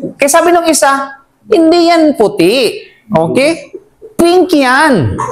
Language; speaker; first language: Filipino; native; Filipino